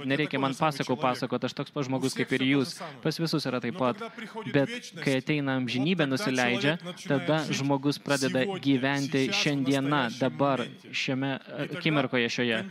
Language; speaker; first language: Lithuanian; native; Lithuanian